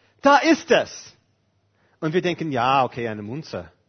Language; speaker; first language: German; non-native, fluent; English